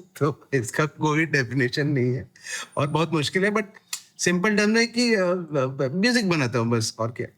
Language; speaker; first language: Hindi; native; Hindi